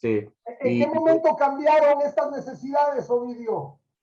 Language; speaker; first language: Spanish; native; Spanish